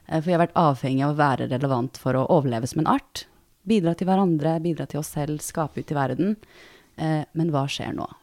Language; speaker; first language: Norwegian; early bilingual, other home language; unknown